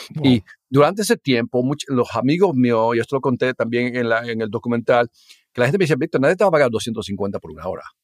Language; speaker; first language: Spanish; early bilingual, heritage; Spanish